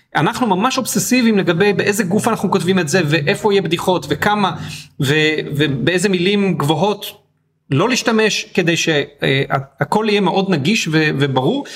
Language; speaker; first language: Hebrew; native; Hebrew